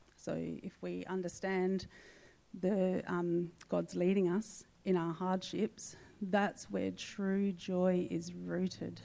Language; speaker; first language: English; native; English